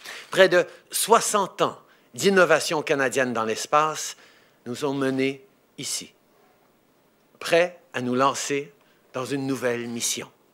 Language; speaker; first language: French; early bilingual, heritage; French